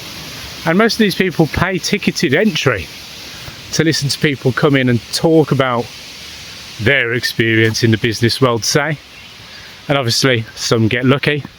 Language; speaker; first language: English; native; English